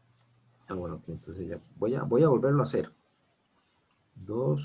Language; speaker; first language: Spanish; native; Spanish